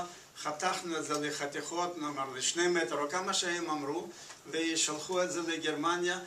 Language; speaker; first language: Hebrew; non-native, fluent; Yiddish